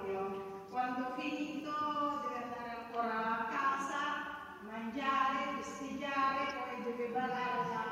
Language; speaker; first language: Italian; non-native, learner; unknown